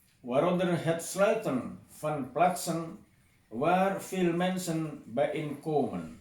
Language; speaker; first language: Dutch; non-native, fluent; Indonesian